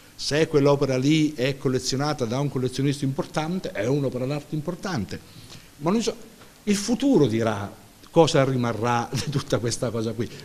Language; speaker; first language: Italian; native; Italian